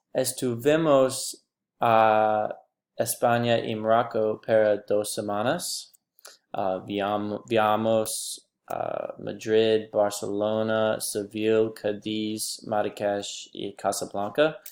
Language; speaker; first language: Spanish; non-native, learner; English